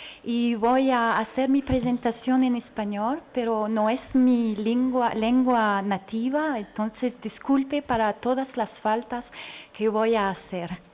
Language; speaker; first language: Spanish; non-native, learner; French